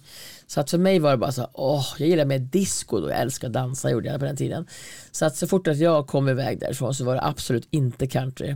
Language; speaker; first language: Swedish; native; Swedish